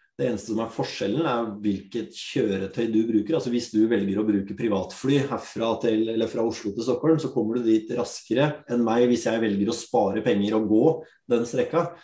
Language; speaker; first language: Norwegian; early bilingual, other home language; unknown